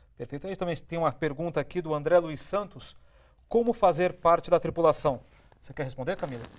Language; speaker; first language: Portuguese; native; Portuguese